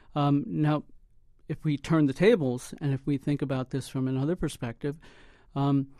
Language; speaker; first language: English; native; English